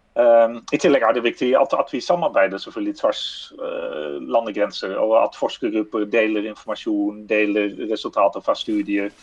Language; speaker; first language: Norwegian; non-native, fluent; Dutch